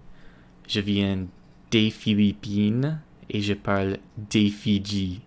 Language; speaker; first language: French; non-native, learner; English